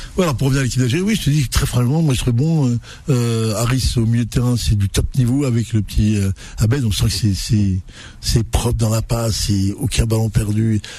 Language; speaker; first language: French; non-native, local second language; Arabic